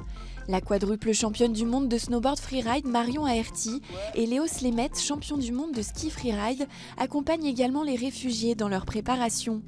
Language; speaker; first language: French; native; French